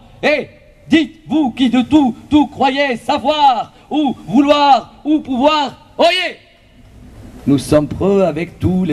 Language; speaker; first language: French; non-native, local second language; Arabic